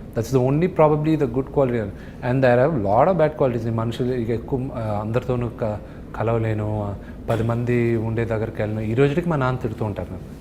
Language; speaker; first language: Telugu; native; Telugu